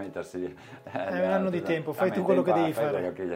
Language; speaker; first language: Italian; native; Italian